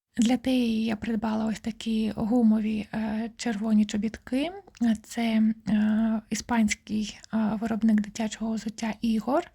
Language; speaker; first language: Ukrainian; non-native, local second language; Russian